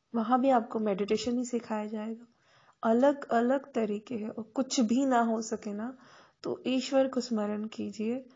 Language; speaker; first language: Hindi; non-native, local second language; Marathi